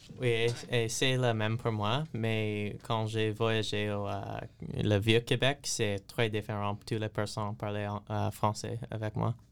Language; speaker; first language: French; non-native, learner; English